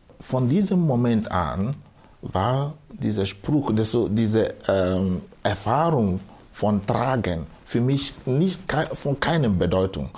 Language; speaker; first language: German; non-native, fluent; Igbo